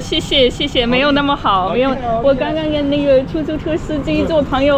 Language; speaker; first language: Chinese; non-native, fluent; English